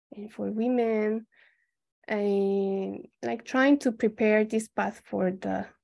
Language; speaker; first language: English; non-native, fluent; Spanish